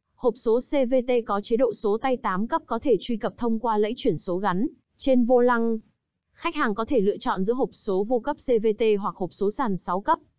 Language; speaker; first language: Vietnamese; native; Vietnamese